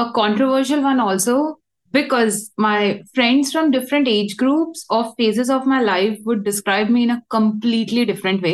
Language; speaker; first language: English; non-native, local second language; Hindi